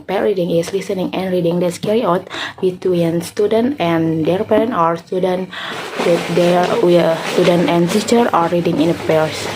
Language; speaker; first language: English; non-native, learner; Indonesian